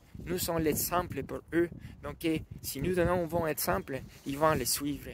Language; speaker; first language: French; non-native, learner; Spanish